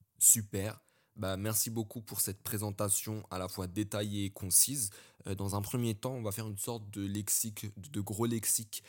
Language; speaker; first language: French; early bilingual, other home language; Arabic